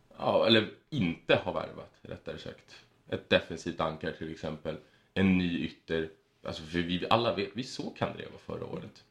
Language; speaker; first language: Swedish; early bilingual, other home language; Spanish